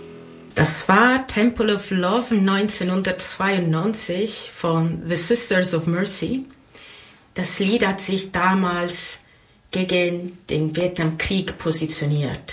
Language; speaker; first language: German; non-native, fluent; Italian